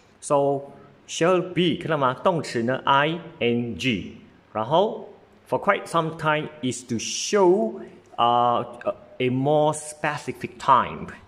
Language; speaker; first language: English; non-native, local second language; Chinese